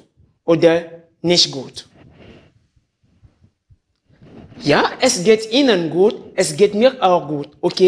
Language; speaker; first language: German; non-native, fluent; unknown